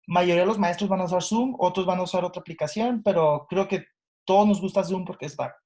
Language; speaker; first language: Spanish; early bilingual, heritage; Spanish